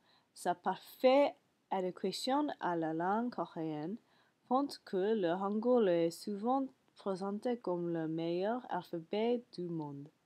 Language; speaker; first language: French; non-native, learner; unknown